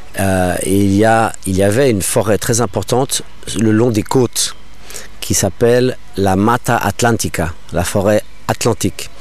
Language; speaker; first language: French; non-native, local second language; English